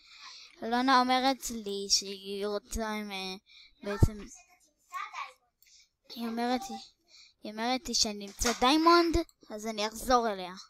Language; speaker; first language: Hebrew; native; Hebrew